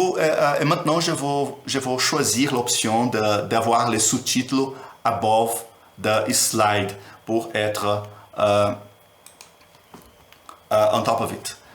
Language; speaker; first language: French; non-native, learner; Portuguese